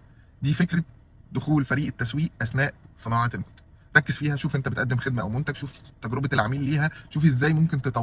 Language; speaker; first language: Arabic; native; Arabic